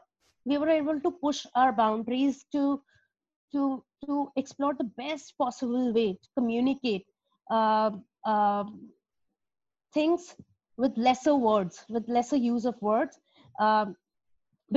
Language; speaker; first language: English; non-native, local second language; Hindi